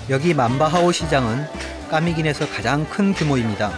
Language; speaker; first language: Korean; native; Korean